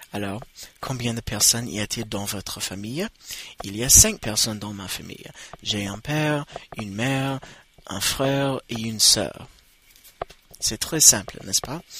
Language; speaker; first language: French; non-native, fluent; English